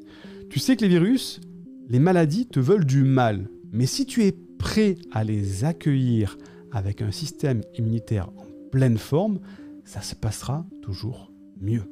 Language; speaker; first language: French; native; French